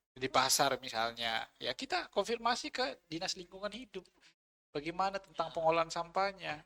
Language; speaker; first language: Indonesian; native; Indonesian